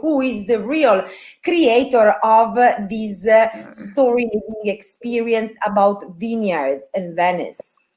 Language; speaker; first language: English; non-native, fluent; Italian